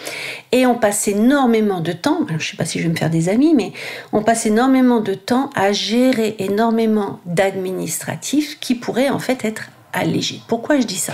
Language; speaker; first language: French; native; French